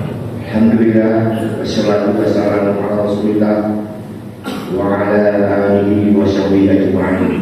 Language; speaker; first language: Indonesian; native; Indonesian